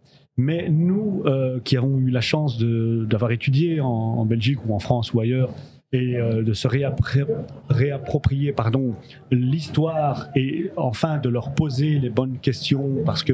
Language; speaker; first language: French; early bilingual, other home language; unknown